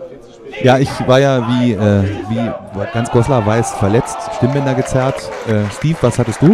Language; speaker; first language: German; native; German